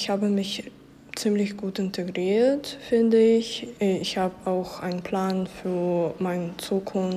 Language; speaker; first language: German; early bilingual, other home language; Ukrainian